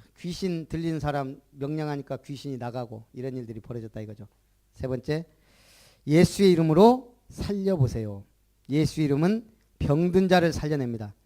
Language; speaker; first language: Korean; native; Korean